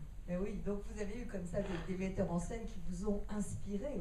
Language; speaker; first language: French; native; French